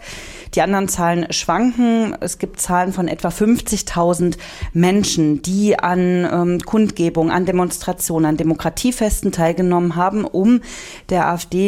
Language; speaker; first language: German; native; German